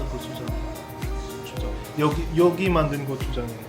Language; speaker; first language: Korean; non-native, learner; English